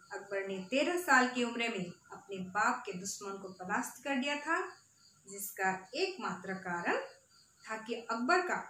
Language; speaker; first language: Hindi; non-native, local second language; Assamese